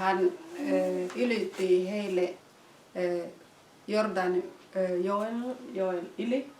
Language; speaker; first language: Finnish; non-native, fluent; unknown